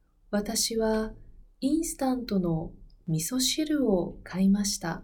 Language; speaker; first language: Japanese; non-native, learner; Spanish